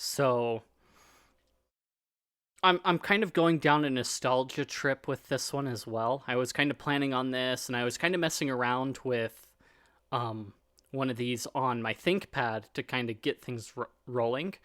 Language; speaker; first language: English; native; English